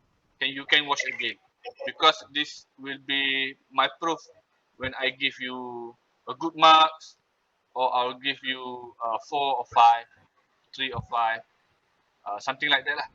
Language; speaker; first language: English; non-native, local second language; Malay